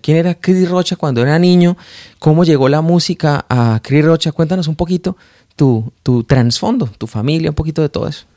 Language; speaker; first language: Spanish; native; Spanish